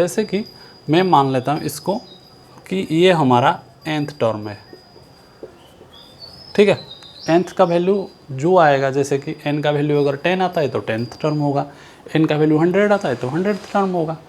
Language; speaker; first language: Hindi; non-native, local second language; Odia